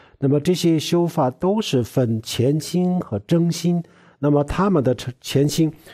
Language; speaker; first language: Chinese; non-native, local second language; Tibetan